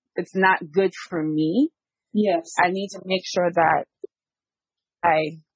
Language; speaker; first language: English; early bilingual, other home language; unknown